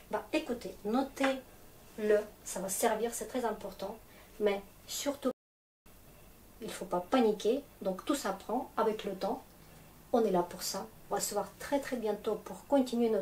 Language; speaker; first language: French; non-native, fluent; Russian